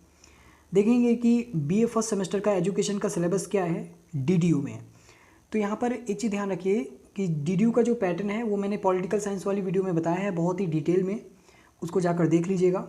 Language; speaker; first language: Hindi; native; Hindi